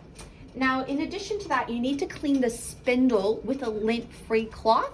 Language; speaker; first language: English; native; English